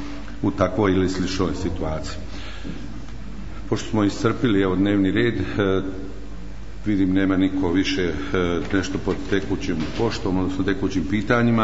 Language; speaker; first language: Croatian; native; Croatian